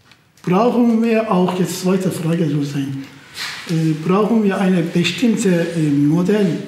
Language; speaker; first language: German; non-native, fluent; Turkish